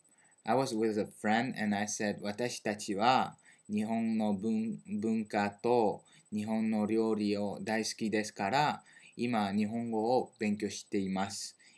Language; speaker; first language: Japanese; non-native, learner; French